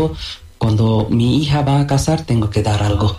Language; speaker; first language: Spanish; non-native, fluent; Bangla